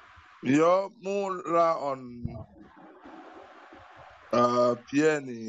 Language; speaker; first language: Finnish; non-native, learner; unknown